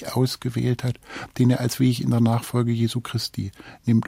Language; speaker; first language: German; native; German